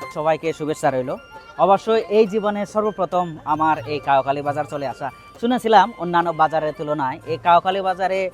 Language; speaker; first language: Bangla; non-native, local second language; Chakma